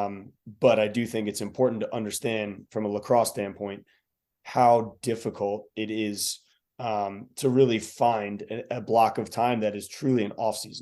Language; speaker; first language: English; native; English